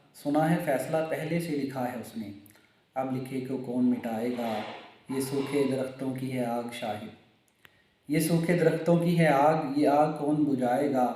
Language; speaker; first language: Urdu; non-native, local second language; Punjabi